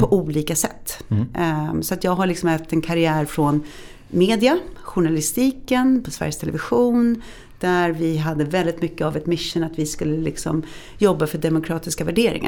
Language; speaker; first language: Swedish; native; Swedish